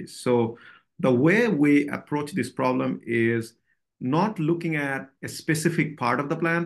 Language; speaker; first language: English; non-native, local second language; Bangla